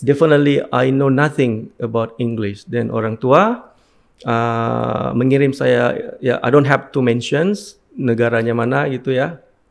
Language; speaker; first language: English; non-native, fluent; Indonesian